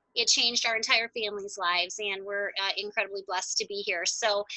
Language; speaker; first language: English; native; English